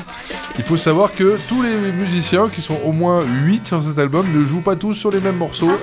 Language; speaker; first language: French; native; French